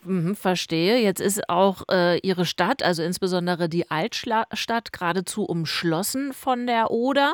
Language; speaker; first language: German; native; German